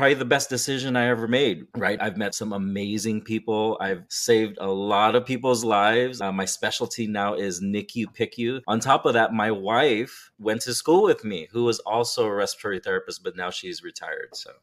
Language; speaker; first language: English; native; English